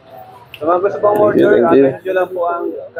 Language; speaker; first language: Filipino; native; Filipino